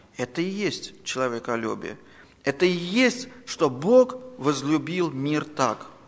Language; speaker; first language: Russian; non-native, local second language; Armenian